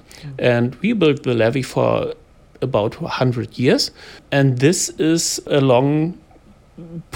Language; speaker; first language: English; non-native, fluent; German